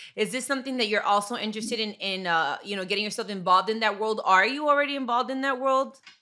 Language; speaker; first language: English; early bilingual, other home language; Spanish